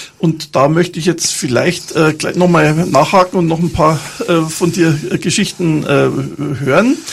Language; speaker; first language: German; native; German